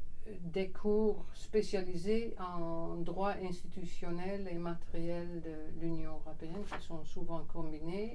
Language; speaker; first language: French; non-native, fluent; Dutch